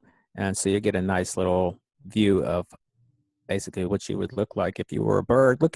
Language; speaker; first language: English; native; English